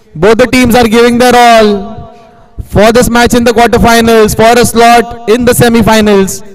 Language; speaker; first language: English; non-native, local second language; Marathi